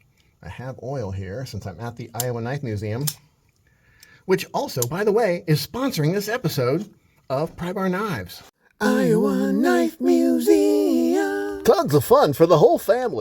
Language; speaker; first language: English; native; English